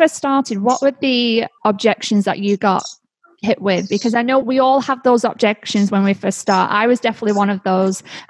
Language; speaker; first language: English; native; English